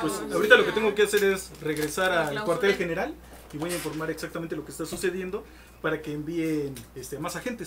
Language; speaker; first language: Spanish; native; Spanish